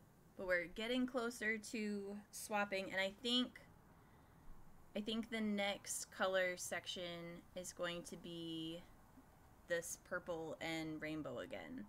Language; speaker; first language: English; native; English